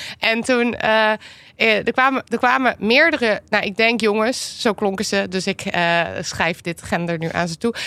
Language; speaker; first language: Dutch; native; Dutch